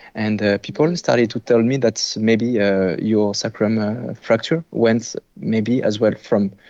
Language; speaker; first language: English; non-native, fluent; French